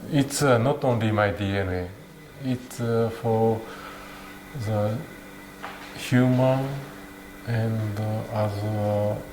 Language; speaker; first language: English; non-native, learner; Japanese